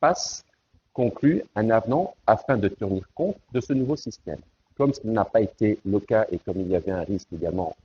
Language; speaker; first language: French; native; French